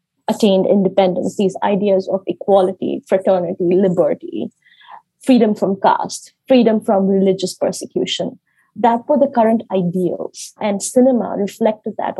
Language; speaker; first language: English; non-native, local second language; Hindi